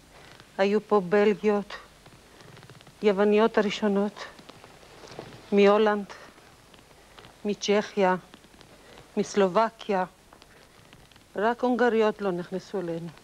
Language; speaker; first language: Hebrew; non-native, fluent; Ladino